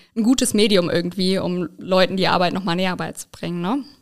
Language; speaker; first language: German; native; German